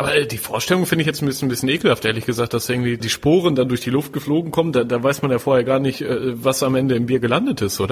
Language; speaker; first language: German; native; German